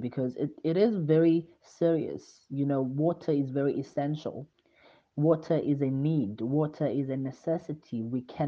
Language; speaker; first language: English; non-native, local second language; Xhosa